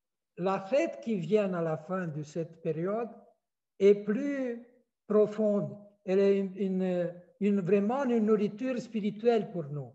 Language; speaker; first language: French; non-native, fluent; Romanian